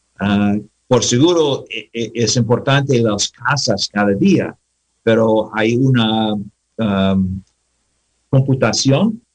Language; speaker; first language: Spanish; non-native, learner; English